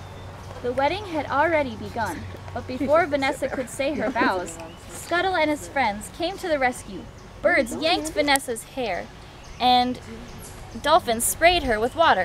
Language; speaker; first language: English; native; English